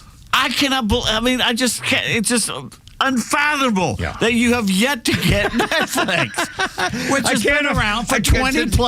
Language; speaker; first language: English; native; English